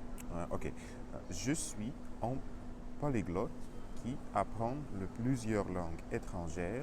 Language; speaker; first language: French; non-native, learner; Russian